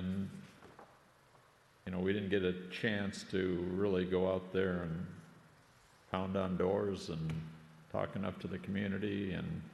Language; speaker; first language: English; native; English